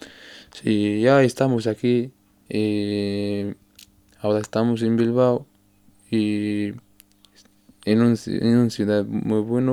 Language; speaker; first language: Spanish; non-native, learner; Arabic